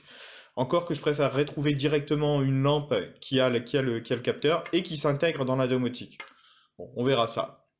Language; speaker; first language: French; native; French